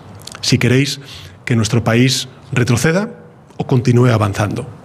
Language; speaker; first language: Spanish; native; Spanish